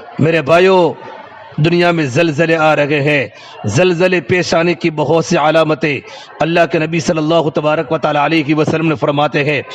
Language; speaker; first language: Urdu; non-native, local second language; Gujarati